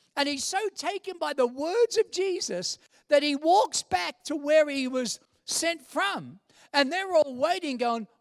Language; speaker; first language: English; native; English